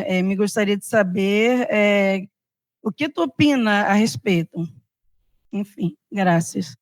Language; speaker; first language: Portuguese; non-native, learner; Spanish